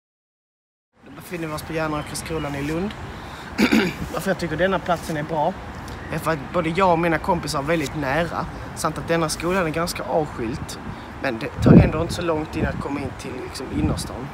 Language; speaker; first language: Swedish; native; Swedish